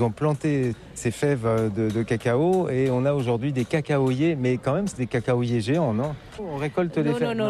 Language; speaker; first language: French; native; French